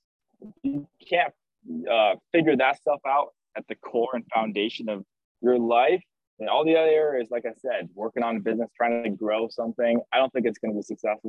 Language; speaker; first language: English; native; English